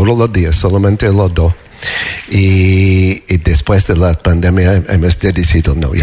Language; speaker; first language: Spanish; non-native, fluent; English